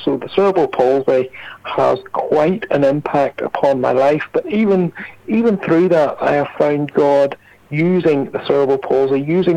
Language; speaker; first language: English; native; English